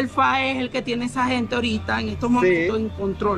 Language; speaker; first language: Spanish; native; Spanish